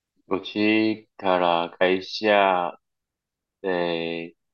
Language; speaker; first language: Japanese; non-native, learner; Chinese